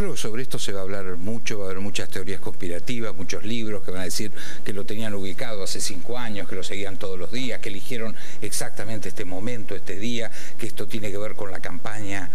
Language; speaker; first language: Spanish; native; Spanish